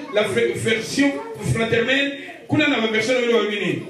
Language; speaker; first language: French; non-native, local second language; Lingala